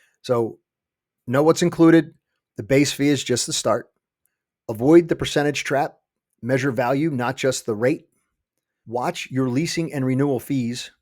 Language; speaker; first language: English; native; English